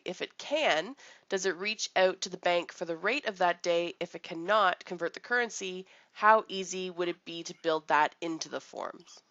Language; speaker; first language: English; native; English